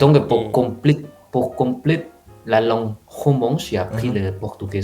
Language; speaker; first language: French; non-native, fluent; Indonesian